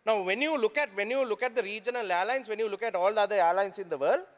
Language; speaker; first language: English; non-native, local second language; Sinhala